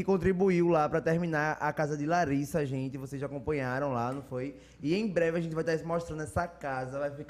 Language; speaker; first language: Portuguese; native; Portuguese